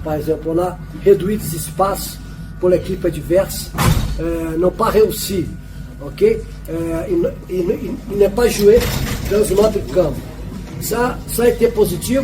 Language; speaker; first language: French; non-native, fluent; Portuguese